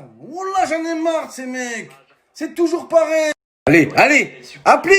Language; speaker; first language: French; native; French